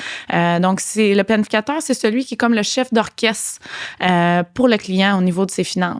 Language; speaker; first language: French; native; French